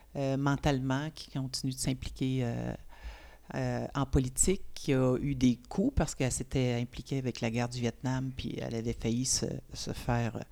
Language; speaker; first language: French; native; French